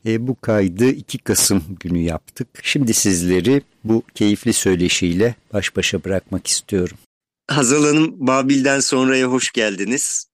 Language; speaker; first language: Turkish; native; Turkish